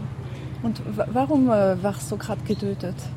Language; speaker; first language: German; non-native, learner; French